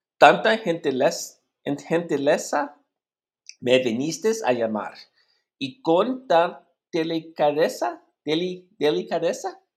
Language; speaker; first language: Spanish; non-native, learner; English